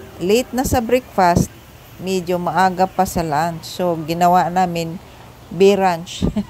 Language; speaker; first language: Filipino; non-native, local second language; Cebuano